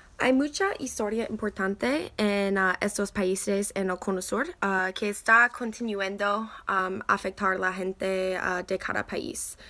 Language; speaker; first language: Spanish; non-native, learner; English